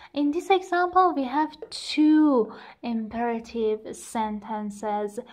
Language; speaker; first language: English; non-native, fluent; Persian